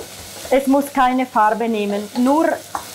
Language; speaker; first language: German; non-native, fluent; Italian